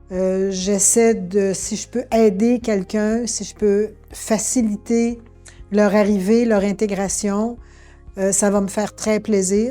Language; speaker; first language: French; native; French